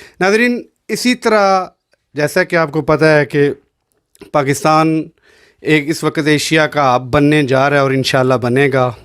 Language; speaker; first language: Urdu; non-native, local second language; Punjabi